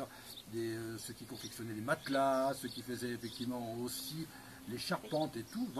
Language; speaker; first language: French; native; French